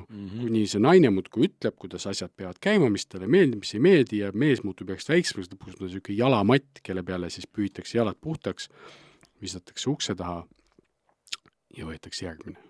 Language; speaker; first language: Estonian; native; Estonian